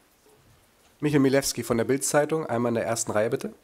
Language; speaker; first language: German; native; German